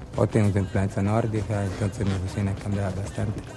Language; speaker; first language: Spanish; non-native, learner; Italian